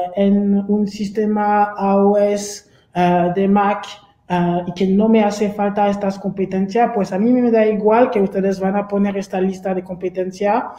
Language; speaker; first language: Spanish; non-native, fluent; French